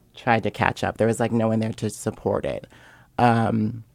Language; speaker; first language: English; native; English